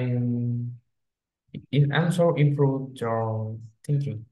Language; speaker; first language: English; non-native, learner; Vietnamese